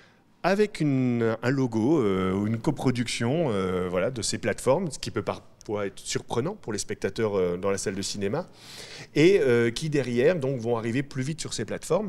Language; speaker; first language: French; native; French